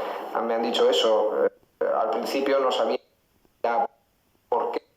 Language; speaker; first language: Spanish; non-native, fluent; Italian